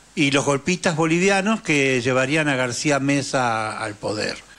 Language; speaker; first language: Spanish; native; Spanish